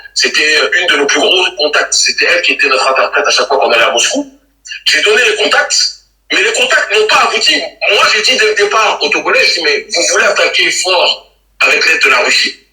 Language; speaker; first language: French; native; French